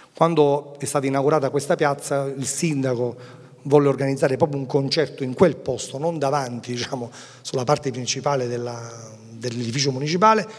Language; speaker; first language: Italian; native; Italian